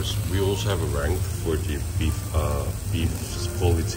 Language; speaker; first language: English; non-native, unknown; Korean